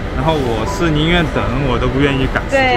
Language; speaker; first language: Chinese; native; Chinese